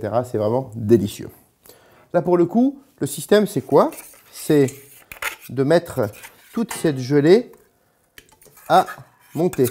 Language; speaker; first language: French; native; French